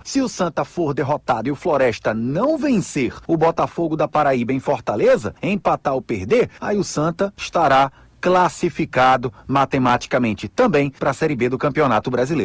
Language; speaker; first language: Portuguese; native; Portuguese